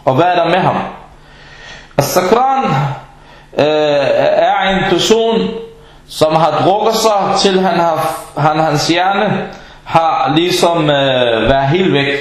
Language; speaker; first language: Danish; early bilingual, other home language; Arabic